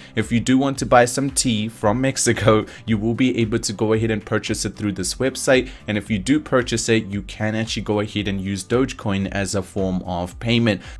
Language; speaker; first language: English; native; English